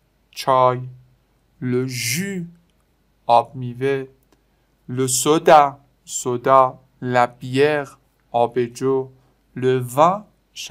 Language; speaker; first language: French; non-native, fluent; Persian